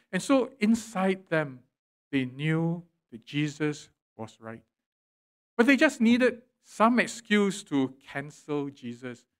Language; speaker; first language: English; native; English